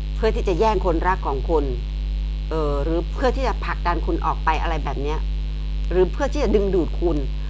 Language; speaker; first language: Thai; non-native, local second language; Chinese